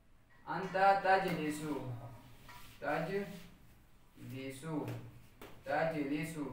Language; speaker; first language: Arabic; non-native, fluent; Urdu